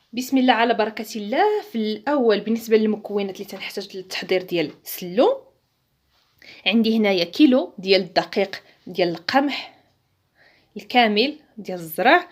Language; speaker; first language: Arabic; native; Arabic